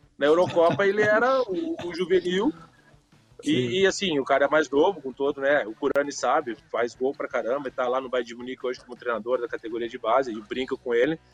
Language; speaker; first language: Portuguese; native; Portuguese